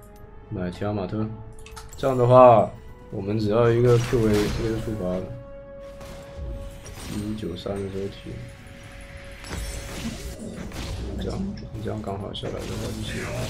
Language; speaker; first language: Chinese; native; Chinese